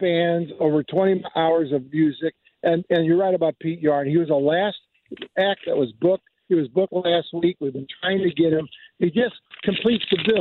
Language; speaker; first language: English; native; English